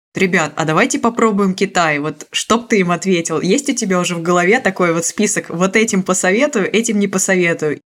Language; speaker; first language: Russian; native; Russian